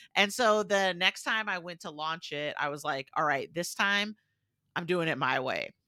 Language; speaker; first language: English; native; English